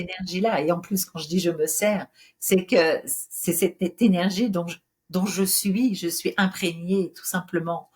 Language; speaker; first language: French; native; French